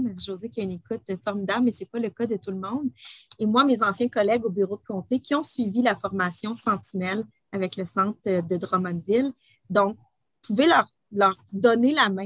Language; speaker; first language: French; native; French